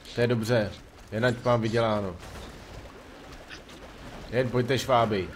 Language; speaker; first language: Czech; native; Czech